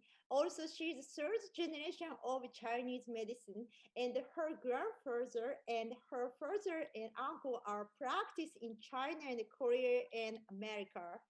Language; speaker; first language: English; non-native, learner; Japanese